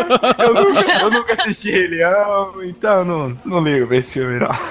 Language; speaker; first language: Portuguese; native; Portuguese